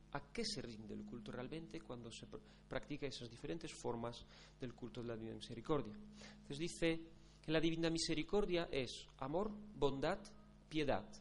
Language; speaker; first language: Spanish; non-native, fluent; Polish